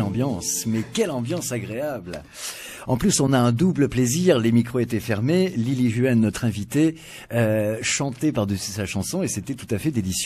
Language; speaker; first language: French; native; French